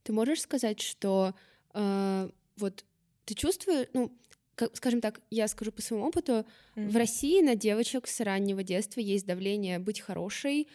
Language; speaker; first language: Russian; native; Russian